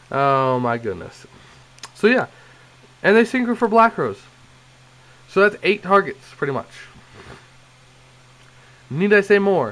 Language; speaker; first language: English; native; English